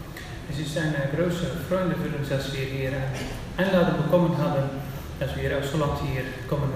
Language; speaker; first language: German; non-native, fluent; Dutch